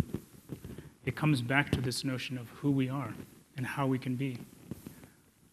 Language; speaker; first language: English; non-native, local second language; Tibetan